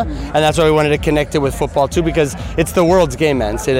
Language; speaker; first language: English; native; English